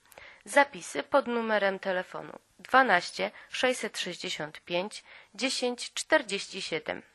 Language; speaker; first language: Polish; native; Polish